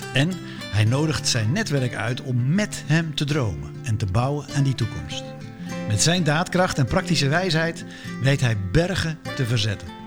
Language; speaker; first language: Dutch; native; Dutch